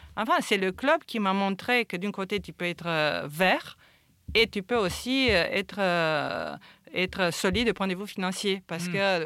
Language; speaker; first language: French; non-native, fluent; Romanian